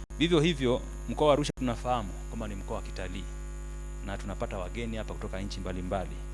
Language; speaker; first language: Swahili; native; Swahili